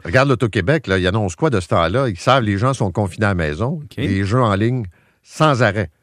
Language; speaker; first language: French; native; French